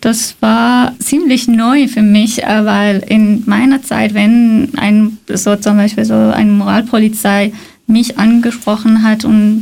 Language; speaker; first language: German; non-native, fluent; Persian